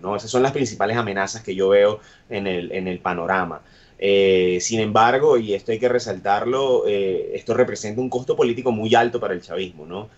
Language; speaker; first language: Spanish; native; Spanish